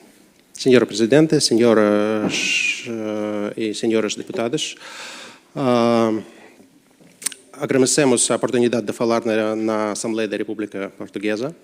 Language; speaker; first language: Portuguese; non-native, learner; Russian